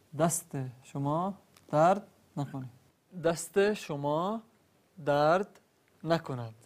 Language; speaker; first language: Persian; non-native, learner; Arabic